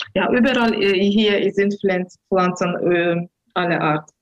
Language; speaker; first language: German; non-native, learner; Azerbaijani